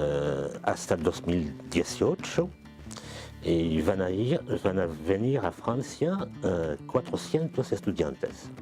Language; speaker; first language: Spanish; non-native, fluent; French